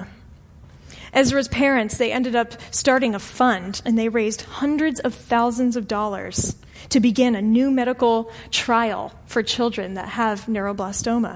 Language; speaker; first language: English; native; English